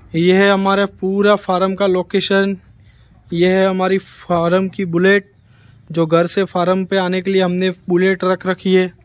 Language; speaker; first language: Hindi; non-native, local second language; Gujarati